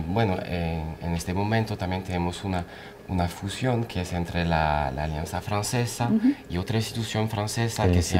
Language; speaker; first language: Spanish; non-native, fluent; French